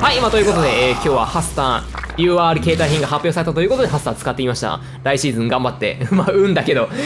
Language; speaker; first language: Japanese; native; Japanese